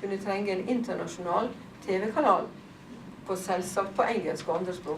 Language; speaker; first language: Norwegian; native; Norwegian